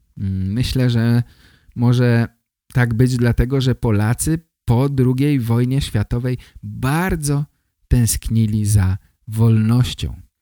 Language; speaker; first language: Polish; native; Polish